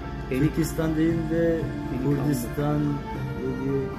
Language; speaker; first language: Turkish; non-native, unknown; Arabic